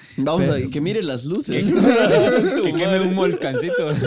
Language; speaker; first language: Spanish; native; Spanish